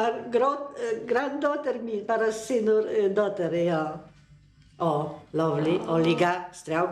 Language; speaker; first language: Icelandic; non-native, learner; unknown